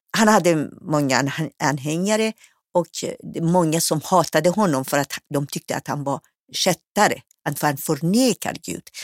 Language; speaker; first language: Swedish; non-native, fluent; Persian